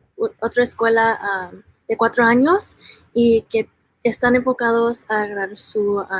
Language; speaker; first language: Spanish; early bilingual, heritage; Spanish